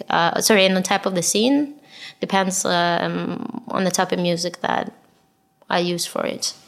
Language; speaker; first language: English; non-native, fluent; Hebrew